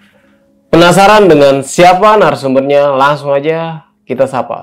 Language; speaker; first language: Indonesian; native; Indonesian